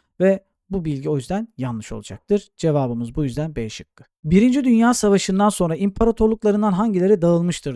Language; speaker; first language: Turkish; native; Turkish